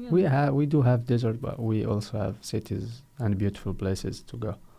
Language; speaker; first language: English; non-native, fluent; Arabic